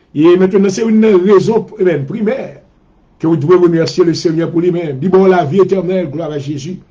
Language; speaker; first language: French; native; French